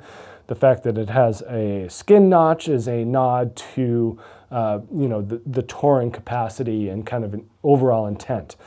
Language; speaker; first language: English; native; English